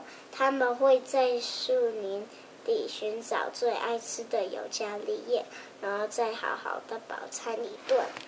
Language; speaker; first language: Chinese; native; Chinese